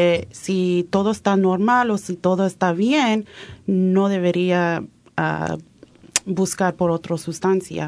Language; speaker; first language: Spanish; early bilingual, heritage; Spanish